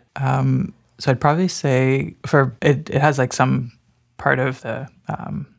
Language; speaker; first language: English; native; English